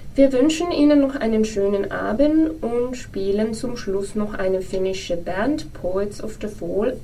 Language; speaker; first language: German; non-native, fluent; Finnish